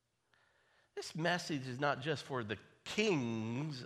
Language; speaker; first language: English; native; English